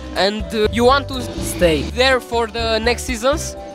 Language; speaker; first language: English; non-native, learner; Romanian